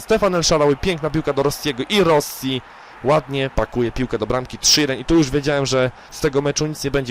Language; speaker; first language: Polish; native; Polish